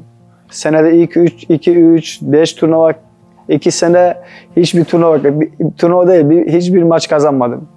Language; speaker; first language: Turkish; non-native, learner; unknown